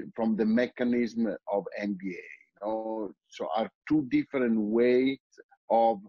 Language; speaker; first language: English; non-native, fluent; Italian